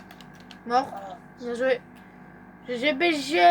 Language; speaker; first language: French; native; French